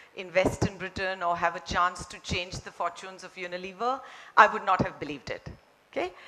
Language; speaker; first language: English; non-native, local second language; Marathi